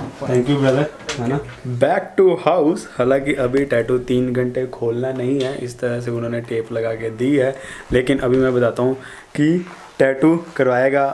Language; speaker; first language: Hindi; non-native, local second language; Punjabi